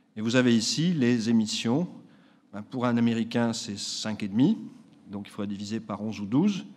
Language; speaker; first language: French; native; French